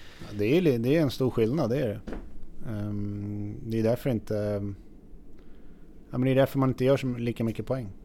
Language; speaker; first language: Swedish; native; Swedish